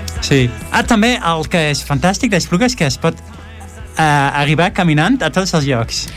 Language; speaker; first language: Catalan; non-native, fluent; Dutch